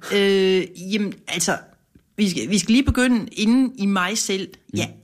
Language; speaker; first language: Danish; native; Danish